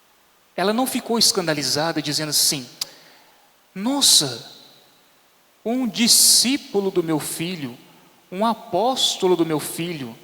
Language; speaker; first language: Portuguese; native; Portuguese